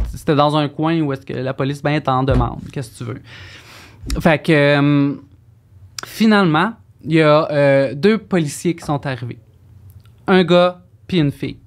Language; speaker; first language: French; native; French